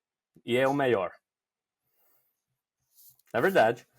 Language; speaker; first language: Portuguese; non-native, learner; French